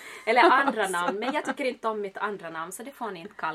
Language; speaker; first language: Swedish; native; Swedish